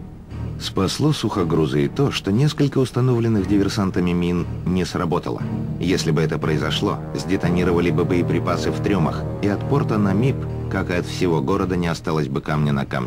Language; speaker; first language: Russian; native; Russian